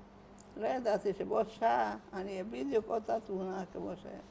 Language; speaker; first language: Hebrew; non-native, fluent; Hungarian